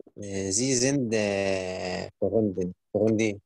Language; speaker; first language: German; non-native, learner; Arabic